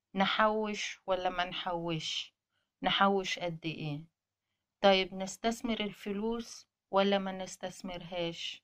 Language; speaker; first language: Arabic; native; Arabic